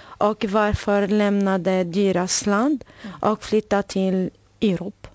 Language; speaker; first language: Swedish; non-native, learner; Arabic